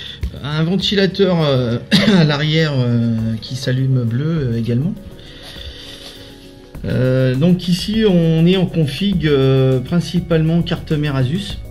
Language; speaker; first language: French; native; French